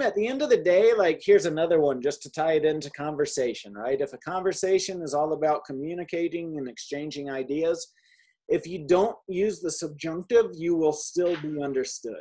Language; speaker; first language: English; native; English